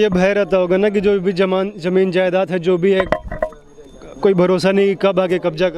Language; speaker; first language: Hindi; native; Hindi